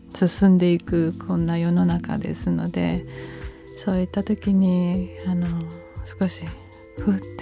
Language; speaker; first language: Japanese; early bilingual, heritage; Japanese